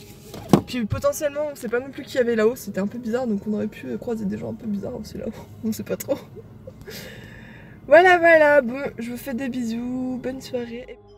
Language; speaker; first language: French; native; French